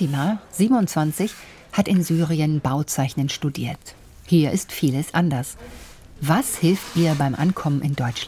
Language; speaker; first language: German; native; German